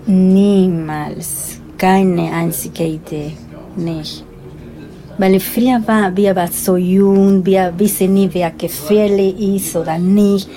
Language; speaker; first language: German; non-native, learner; Spanish